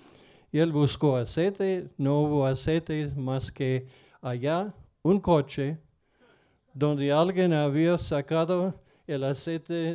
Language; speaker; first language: Spanish; non-native, fluent; English